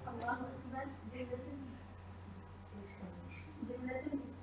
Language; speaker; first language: Arabic; non-native, learner; Urdu